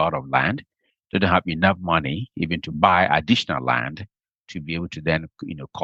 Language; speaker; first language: English; non-native, local second language; Akan